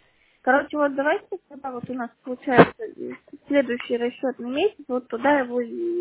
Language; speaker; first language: Russian; native; Russian